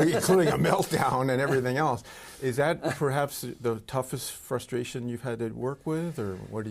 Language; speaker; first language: English; native; English